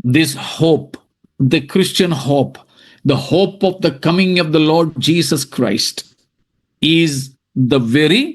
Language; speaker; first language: English; non-native, local second language; Malayalam